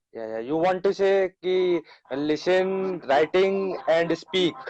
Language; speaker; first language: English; non-native, learner; Hindi